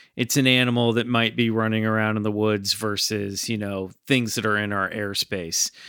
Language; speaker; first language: English; native; English